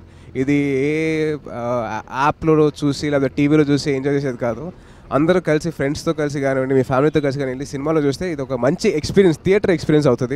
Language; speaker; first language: Telugu; native; Telugu